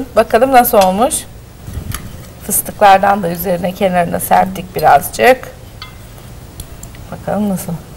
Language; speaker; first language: Turkish; native; Turkish